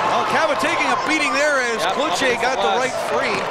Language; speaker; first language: English; native; English